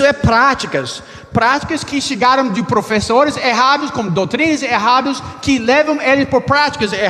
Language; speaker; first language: Portuguese; non-native, learner; English